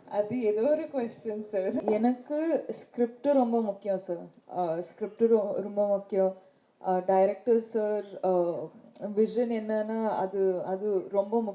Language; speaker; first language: Tamil; non-native, learner; Kannada